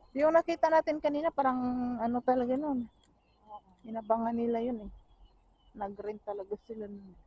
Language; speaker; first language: Filipino; non-native, local second language; Cebuano